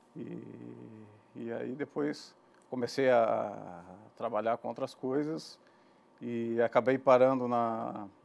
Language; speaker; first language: Portuguese; native; Portuguese